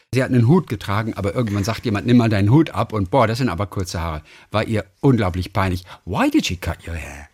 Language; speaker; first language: German; native; German